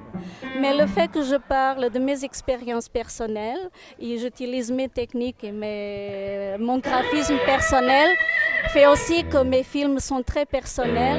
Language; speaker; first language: French; non-native, fluent; Portuguese